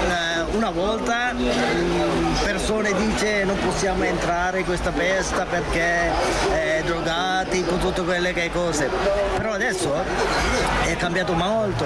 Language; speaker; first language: Italian; non-native, learner; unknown